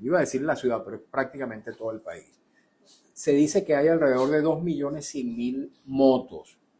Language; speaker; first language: Spanish; native; Spanish